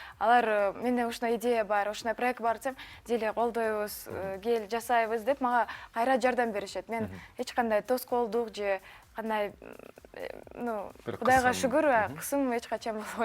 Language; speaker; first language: Kyrgyz; non-native, local second language; Uyghur